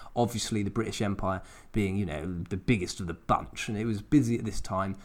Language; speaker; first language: English; native; English